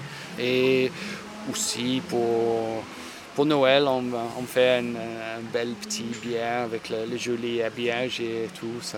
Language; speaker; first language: French; non-native, fluent; English